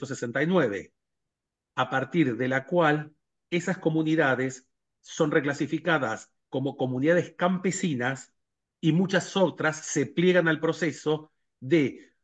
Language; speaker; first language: Spanish; native; Spanish